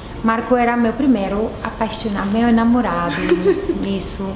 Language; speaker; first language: Portuguese; non-native, fluent; Italian